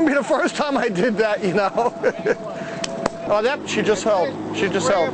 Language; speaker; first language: English; native; English